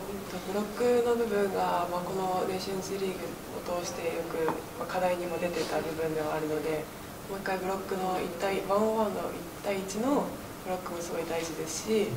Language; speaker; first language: Japanese; native; Japanese